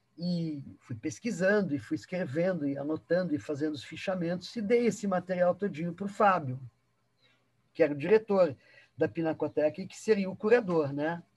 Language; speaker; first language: Portuguese; early bilingual, other home language; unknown